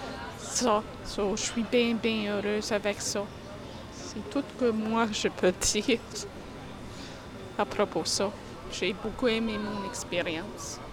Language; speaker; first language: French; non-native, local second language; English